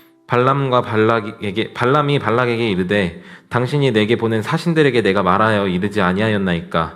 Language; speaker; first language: Korean; native; Korean